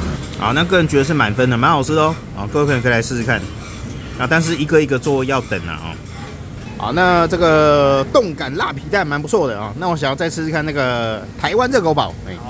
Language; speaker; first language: Chinese; native; Chinese